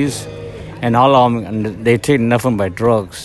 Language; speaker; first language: English; native; English